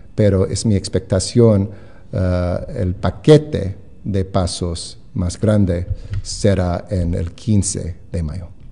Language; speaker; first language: Spanish; non-native, fluent; English